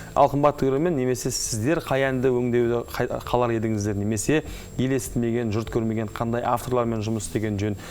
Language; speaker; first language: Kazakh; native; Kazakh